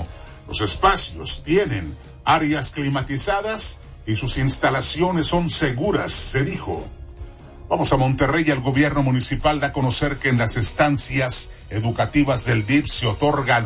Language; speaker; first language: Spanish; native; Spanish